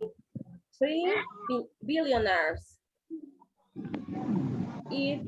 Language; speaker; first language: English; non-native, learner; Spanish